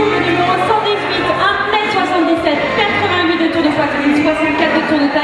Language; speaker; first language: French; native; French